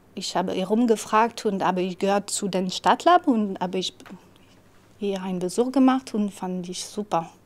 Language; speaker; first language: German; non-native, fluent; French